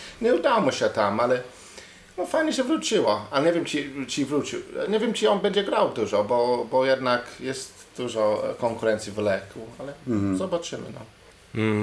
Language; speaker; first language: Polish; non-native, learner; English